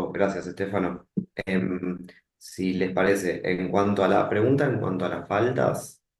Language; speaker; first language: Spanish; native; Spanish